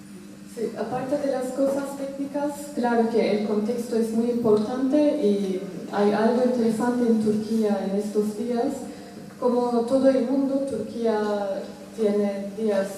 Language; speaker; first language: Spanish; non-native, fluent; Turkish